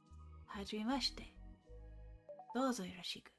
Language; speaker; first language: Japanese; non-native, learner; English